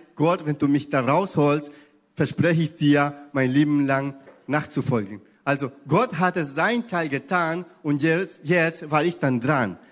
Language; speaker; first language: German; non-native, fluent; Spanish